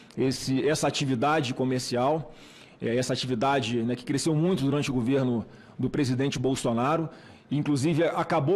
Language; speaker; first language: Portuguese; native; Portuguese